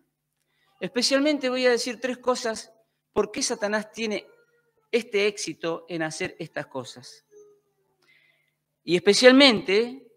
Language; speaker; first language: Spanish; native; Spanish